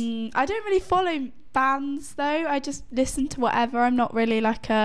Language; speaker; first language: English; native; English